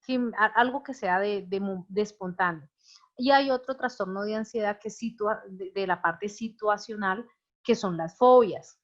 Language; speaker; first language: Spanish; native; Spanish